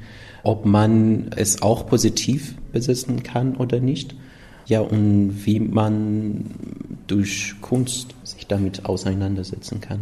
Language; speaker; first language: German; non-native, fluent; Persian